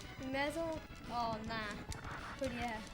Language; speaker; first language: Welsh; non-native, local second language; English